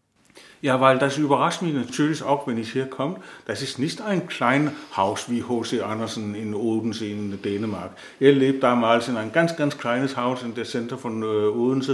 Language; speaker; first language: German; non-native, fluent; Danish